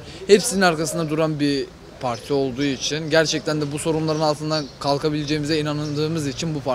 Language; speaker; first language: Turkish; native; Turkish